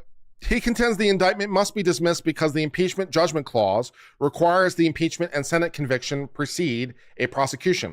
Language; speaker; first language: English; native; English